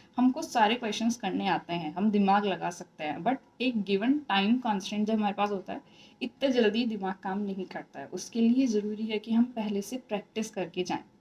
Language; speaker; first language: Hindi; native; Hindi